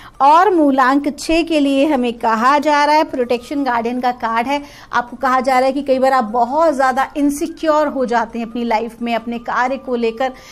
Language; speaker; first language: Hindi; native; Hindi